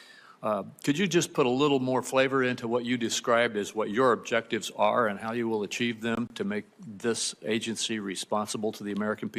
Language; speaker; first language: English; native; English